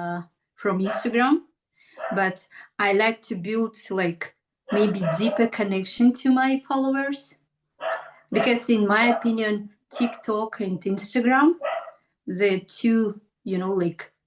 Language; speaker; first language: English; non-native, fluent; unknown